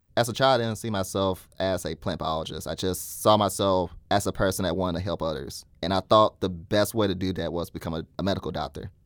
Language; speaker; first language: English; native; English